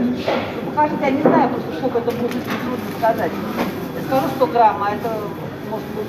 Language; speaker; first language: Russian; native; Russian